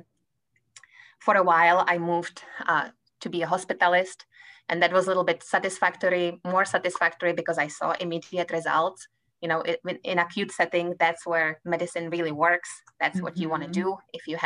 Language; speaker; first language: English; non-native, fluent; Czech